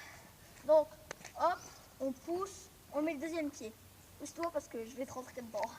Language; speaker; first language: French; native; French